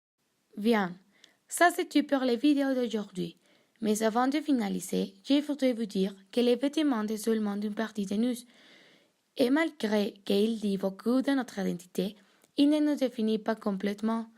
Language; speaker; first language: French; non-native, learner; Spanish